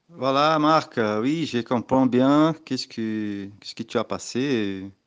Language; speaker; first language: French; non-native, learner; Portuguese